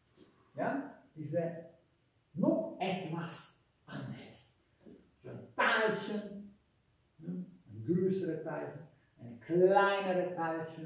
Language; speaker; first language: German; non-native, fluent; Hungarian